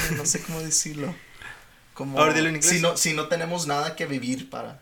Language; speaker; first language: Spanish; non-native, fluent; English